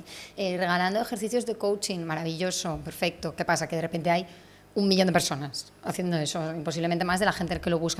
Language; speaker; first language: Spanish; native; Spanish